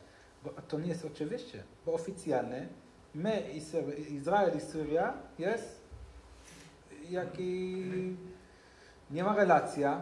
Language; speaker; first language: Polish; non-native, learner; Hebrew